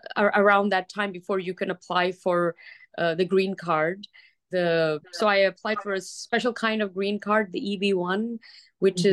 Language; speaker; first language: English; early bilingual, other home language; Arabic